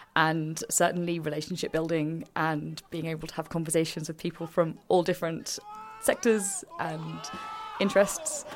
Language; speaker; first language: English; native; English